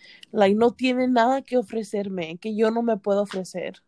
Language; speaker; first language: Spanish; early bilingual, heritage; Spanish